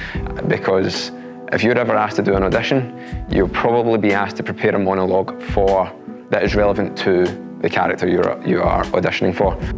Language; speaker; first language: English; native; English